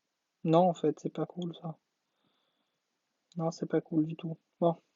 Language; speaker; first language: French; native; French